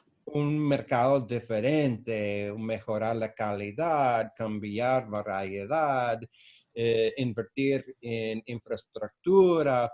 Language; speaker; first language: Spanish; non-native, fluent; English